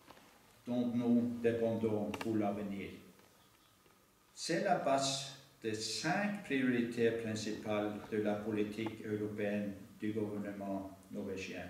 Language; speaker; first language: French; non-native, fluent; Norwegian